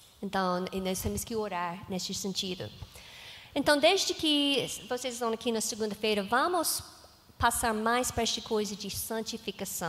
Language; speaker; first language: Portuguese; non-native, learner; English